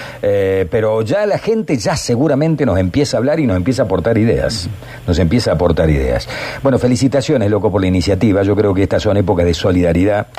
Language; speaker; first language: Spanish; native; Spanish